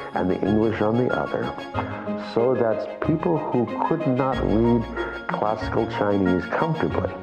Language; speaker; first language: English; native; English